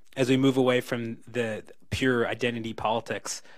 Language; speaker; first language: English; native; English